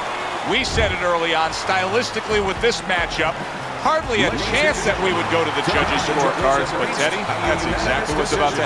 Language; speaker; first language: English; native; English